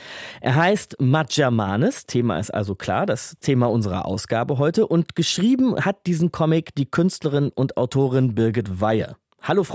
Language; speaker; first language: German; native; German